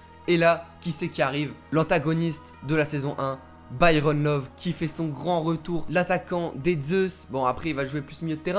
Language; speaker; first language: French; native; French